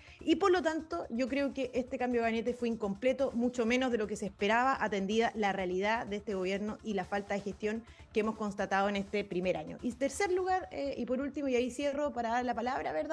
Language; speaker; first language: Spanish; native; Spanish